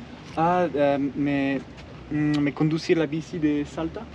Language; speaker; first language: Spanish; non-native, learner; French